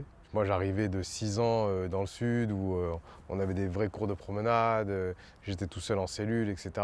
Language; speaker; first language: French; native; French